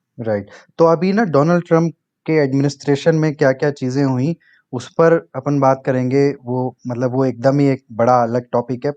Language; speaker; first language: Hindi; native; Hindi